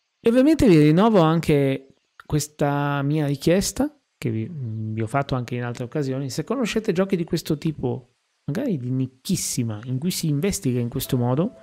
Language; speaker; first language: Italian; native; Italian